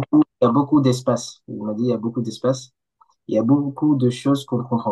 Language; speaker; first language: French; non-native, local second language; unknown